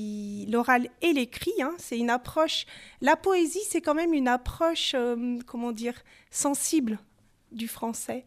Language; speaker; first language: French; native; French